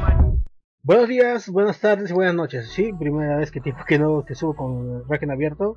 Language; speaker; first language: Spanish; native; Spanish